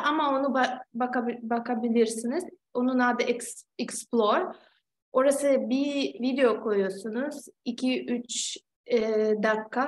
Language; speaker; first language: Turkish; non-native, fluent; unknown